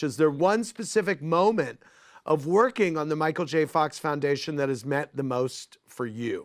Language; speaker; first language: English; native; English